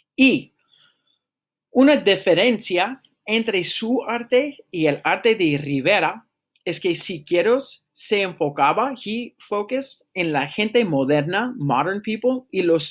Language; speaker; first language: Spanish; non-native, fluent; English